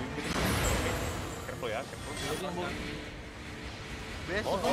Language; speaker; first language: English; non-native, learner; Indonesian